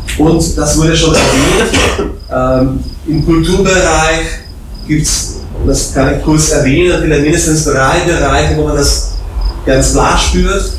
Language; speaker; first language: German; non-native, fluent; Slovak